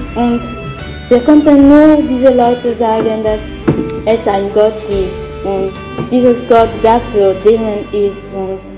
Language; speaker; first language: German; non-native, learner; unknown